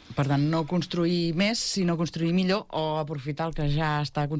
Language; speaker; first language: Catalan; native; Catalan